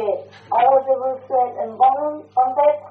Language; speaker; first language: French; non-native, learner; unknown